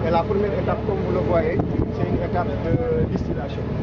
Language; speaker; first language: French; non-native, local second language; Wolof